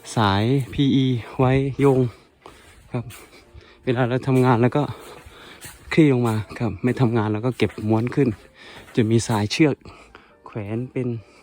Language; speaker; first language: Thai; native; Thai